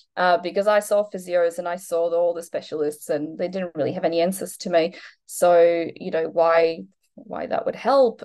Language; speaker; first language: English; non-native, fluent; Polish